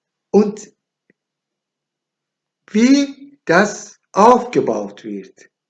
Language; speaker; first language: German; non-native, learner; Persian